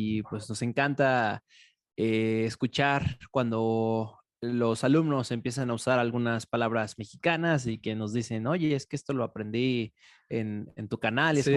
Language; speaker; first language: Spanish; native; Spanish